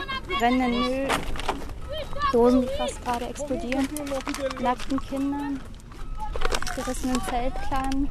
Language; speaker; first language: German; native; German